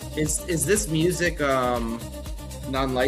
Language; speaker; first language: English; native; English